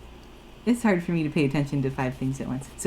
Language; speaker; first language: English; native; English